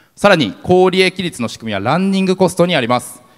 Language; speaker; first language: Japanese; native; Japanese